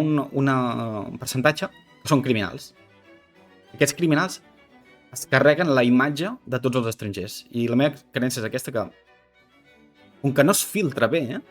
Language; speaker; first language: Catalan; native; Catalan